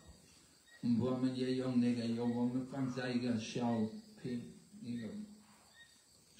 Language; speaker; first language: Chinese; non-native, learner; English